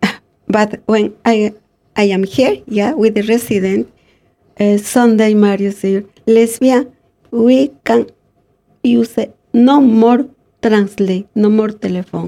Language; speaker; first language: English; non-native, learner; Spanish